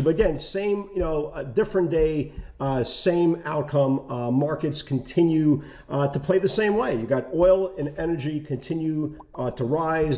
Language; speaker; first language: English; native; English